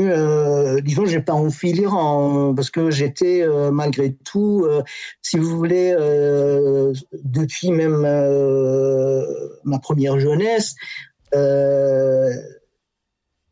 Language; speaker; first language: French; non-native, fluent; Persian